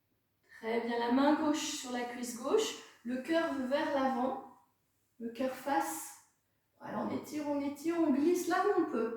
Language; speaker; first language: French; native; French